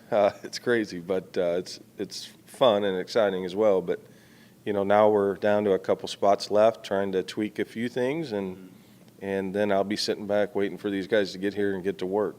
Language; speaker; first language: English; native; English